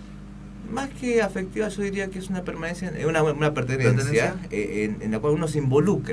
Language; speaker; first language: Spanish; early bilingual, other home language; Korean